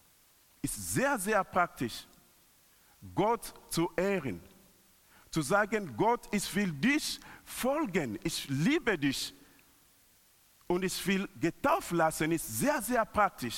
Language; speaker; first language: German; non-native, learner; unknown